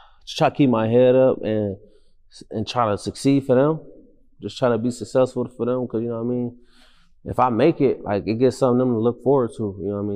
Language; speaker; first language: English; native; English